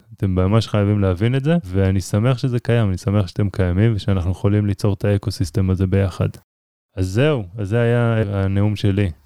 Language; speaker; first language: Hebrew; native; Hebrew